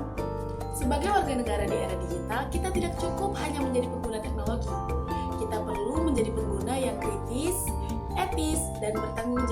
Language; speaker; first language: Indonesian; native; Indonesian